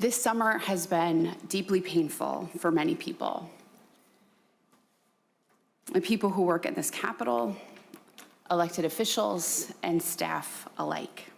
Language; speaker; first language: English; native; English